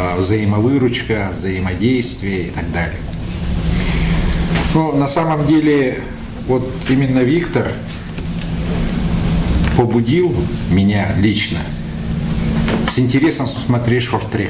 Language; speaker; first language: Russian; native; Russian